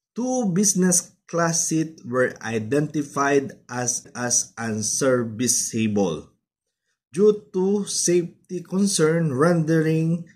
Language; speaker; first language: English; non-native, local second language; Filipino